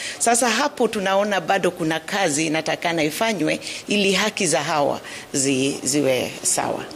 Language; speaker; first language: Swahili; non-native, local second language; Luo (Kenya and Tanzania)